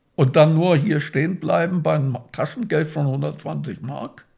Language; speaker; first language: German; native; German